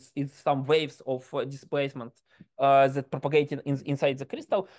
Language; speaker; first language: English; non-native, fluent; Ukrainian